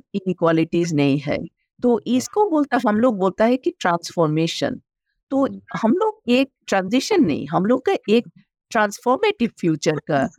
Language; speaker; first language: Hindi; non-native, local second language; Bangla